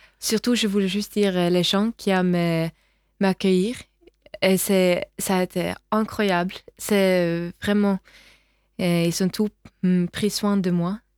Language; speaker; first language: French; non-native, learner; Norwegian